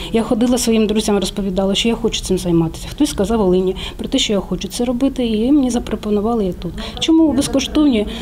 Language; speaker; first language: Ukrainian; native; Ukrainian